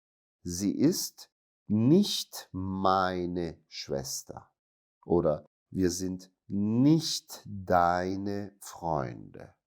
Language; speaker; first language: German; non-native, fluent; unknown